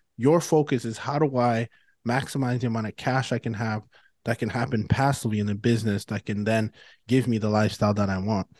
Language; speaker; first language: English; native; English